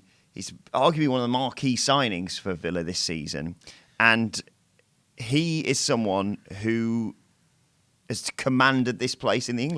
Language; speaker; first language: English; native; English